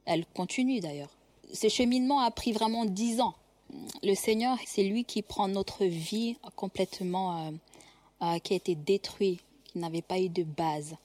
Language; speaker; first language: French; non-native, local second language; Kinyarwanda